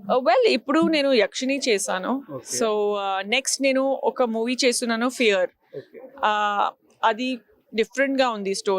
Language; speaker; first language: Telugu; non-native, local second language; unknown